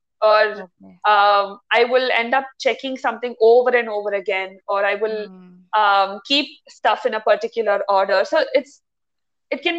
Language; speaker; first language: English; non-native, local second language; Tamil